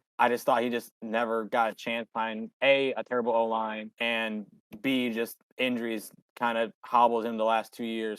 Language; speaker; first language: English; native; English